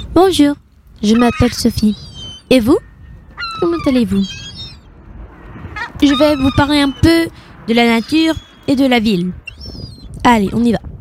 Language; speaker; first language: French; non-native, learner; English